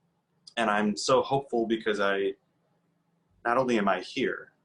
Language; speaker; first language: English; native; English